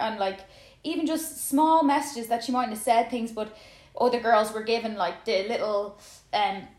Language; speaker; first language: English; native; English